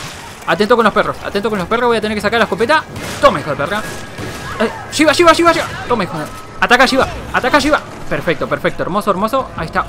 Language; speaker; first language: Spanish; native; Spanish